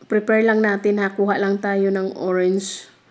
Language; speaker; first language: Filipino; native; Filipino